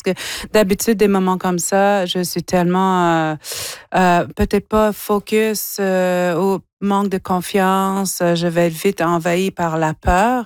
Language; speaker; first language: French; non-native, local second language; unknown